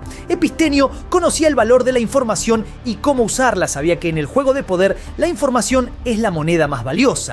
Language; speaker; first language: Spanish; native; Spanish